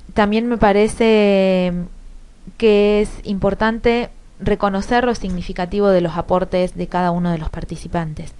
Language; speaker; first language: Spanish; native; Spanish